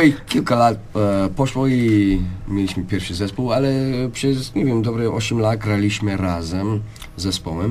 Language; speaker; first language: Polish; non-native, learner; English